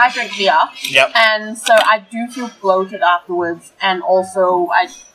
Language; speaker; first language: English; non-native, local second language; Cantonese